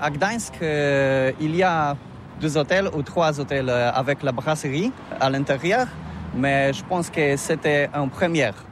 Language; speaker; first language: French; non-native, learner; Polish